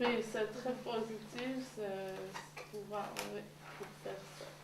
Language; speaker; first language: French; non-native, learner; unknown